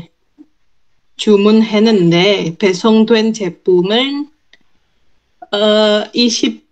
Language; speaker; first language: Korean; non-native, learner; Indonesian